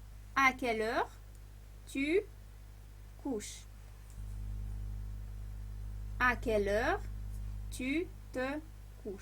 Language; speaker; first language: French; non-native, fluent; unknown